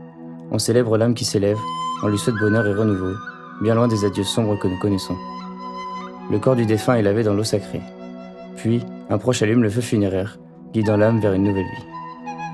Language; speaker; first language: French; native; French